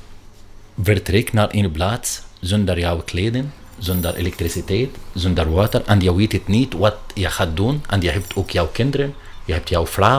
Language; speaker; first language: Dutch; non-native, learner; Arabic